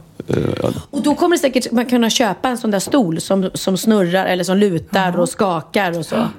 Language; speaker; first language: Swedish; native; Swedish